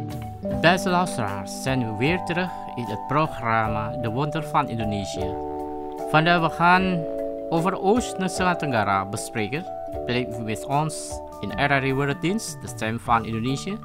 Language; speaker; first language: Dutch; non-native, fluent; Indonesian